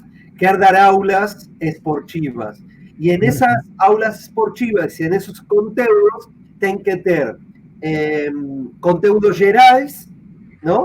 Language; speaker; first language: Portuguese; non-native, fluent; Spanish